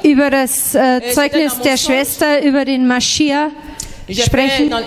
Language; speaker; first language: German; non-native, fluent; French